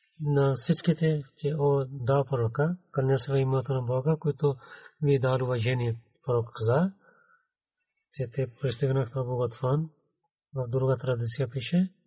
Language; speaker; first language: Bulgarian; non-native, learner; Urdu